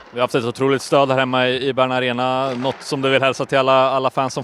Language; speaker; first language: Swedish; native; Swedish